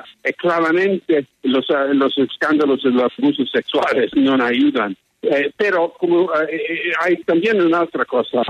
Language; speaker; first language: Spanish; early bilingual, heritage; English